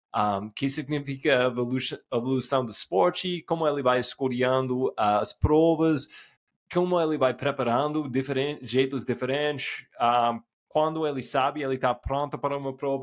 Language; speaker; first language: Portuguese; non-native, fluent; English